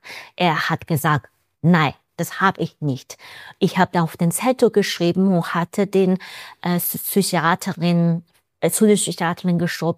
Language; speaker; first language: German; non-native, fluent; Chinese